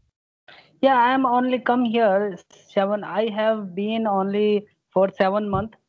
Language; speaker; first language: English; non-native, learner; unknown